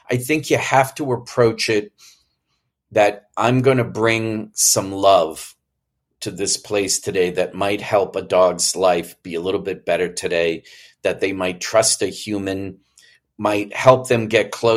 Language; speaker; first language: English; native; English